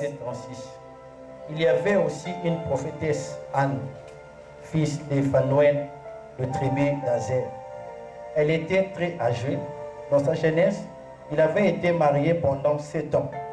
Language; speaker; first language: French; non-native, local second language; Lingala